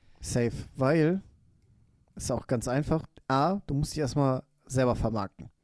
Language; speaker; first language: German; native; German